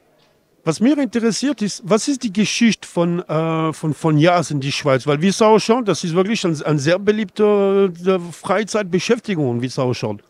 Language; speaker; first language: German; non-native, fluent; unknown